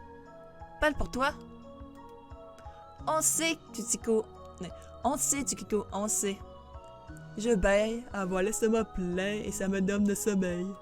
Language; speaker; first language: French; native; French